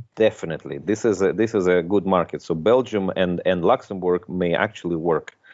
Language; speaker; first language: English; non-native, fluent; Russian